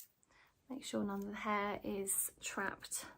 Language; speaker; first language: English; native; English